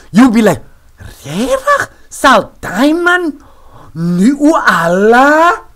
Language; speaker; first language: Afrikaans; early bilingual, heritage; Afrikaans